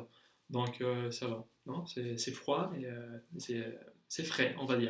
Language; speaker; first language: French; non-native, fluent; Spanish